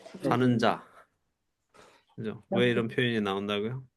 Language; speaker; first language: Korean; native; Korean